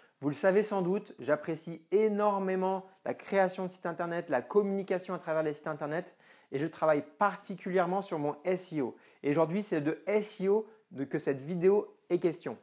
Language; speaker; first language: French; native; French